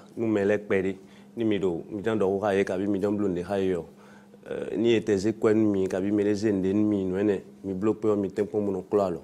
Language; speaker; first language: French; non-native, local second language; Fon